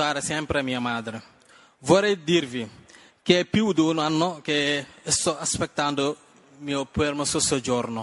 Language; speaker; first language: Italian; non-native, learner; Wolof